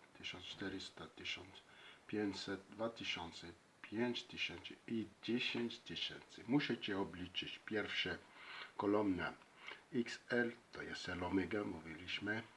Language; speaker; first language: Polish; non-native, learner; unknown